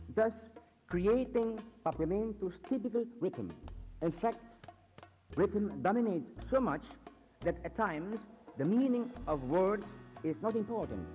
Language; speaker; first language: English; non-native, fluent; Papiamento